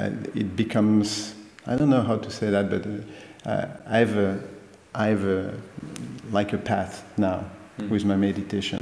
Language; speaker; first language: English; non-native, fluent; French